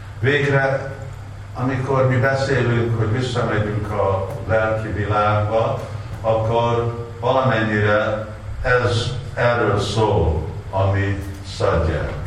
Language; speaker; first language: Hungarian; non-native, learner; Russian